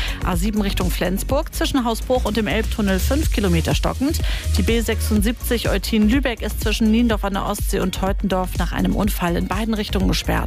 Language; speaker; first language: German; native; German